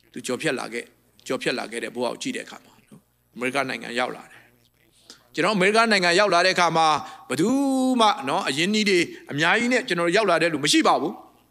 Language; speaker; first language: Burmese; non-native, local second language; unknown